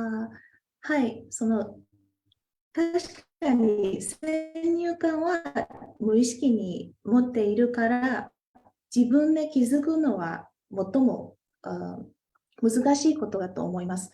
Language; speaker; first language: Japanese; non-native, fluent; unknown